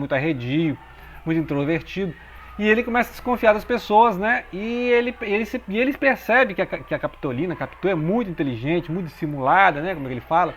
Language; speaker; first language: Portuguese; native; Portuguese